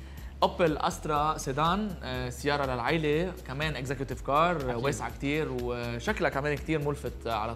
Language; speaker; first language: Arabic; native; Arabic